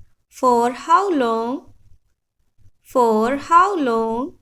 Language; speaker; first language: English; non-native, local second language; Hindi